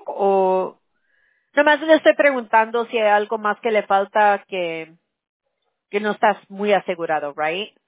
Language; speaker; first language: Spanish; early bilingual, heritage; Spanish